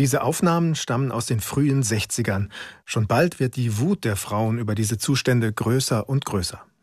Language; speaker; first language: German; native; German